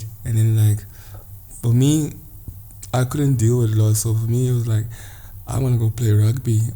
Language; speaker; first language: English; non-native, local second language; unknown